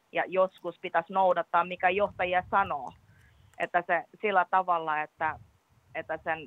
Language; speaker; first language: Finnish; non-native, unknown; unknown